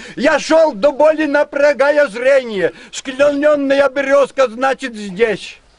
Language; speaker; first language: Russian; non-native, local second language; Ukrainian